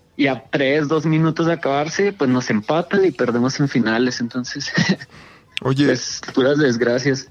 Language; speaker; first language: Spanish; native; Spanish